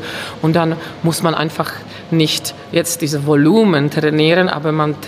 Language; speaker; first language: German; non-native, fluent; Czech